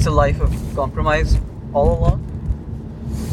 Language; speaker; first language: English; non-native, local second language; Urdu